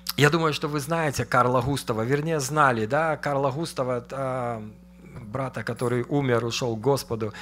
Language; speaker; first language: Russian; native; Russian